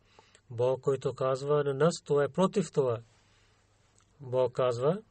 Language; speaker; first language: Bulgarian; non-native, learner; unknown